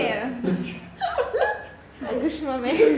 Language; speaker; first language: French; non-native, learner; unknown